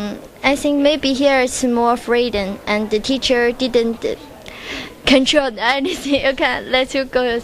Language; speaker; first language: English; non-native, learner; Chinese